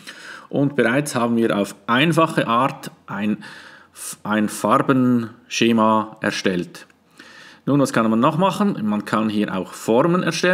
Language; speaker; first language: German; native; German